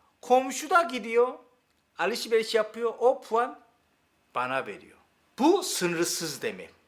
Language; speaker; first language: Turkish; non-native, learner; Korean